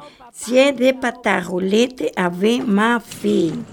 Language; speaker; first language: French; non-native, learner; Spanish